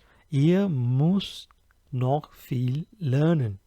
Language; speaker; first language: German; non-native, fluent; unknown